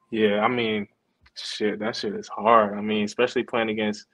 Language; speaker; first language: English; native; English